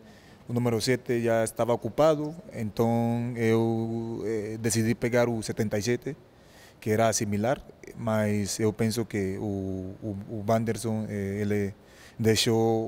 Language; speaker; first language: Portuguese; non-native, learner; Spanish